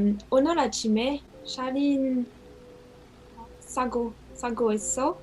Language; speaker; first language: Korean; non-native, learner; French